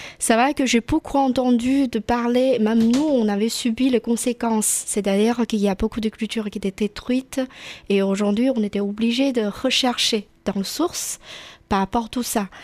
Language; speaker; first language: French; non-native, fluent; Chinese